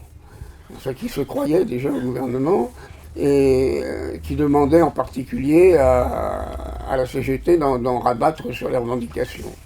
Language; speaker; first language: French; native; French